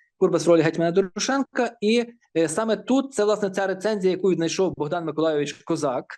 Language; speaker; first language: Ukrainian; native; Ukrainian